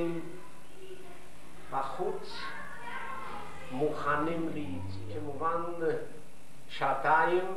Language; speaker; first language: Hebrew; non-native, fluent; Yiddish